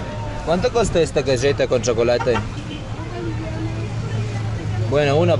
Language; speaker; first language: Spanish; non-native, learner; English